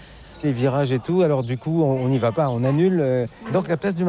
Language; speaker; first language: French; native; French